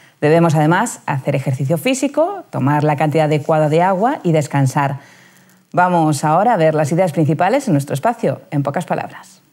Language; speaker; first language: Spanish; native; Spanish